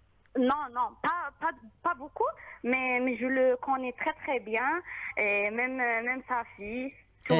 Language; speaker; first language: French; non-native, local second language; Arabic